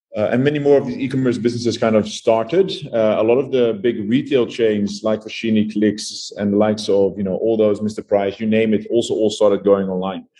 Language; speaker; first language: English; non-native, fluent; Dutch